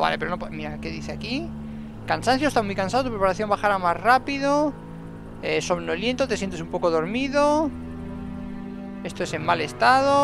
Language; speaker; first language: Spanish; native; Spanish